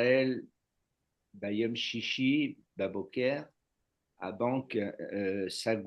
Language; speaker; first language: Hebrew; non-native, learner; French